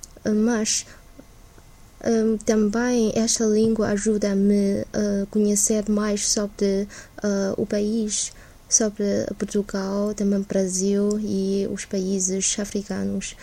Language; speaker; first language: Portuguese; non-native, learner; Chinese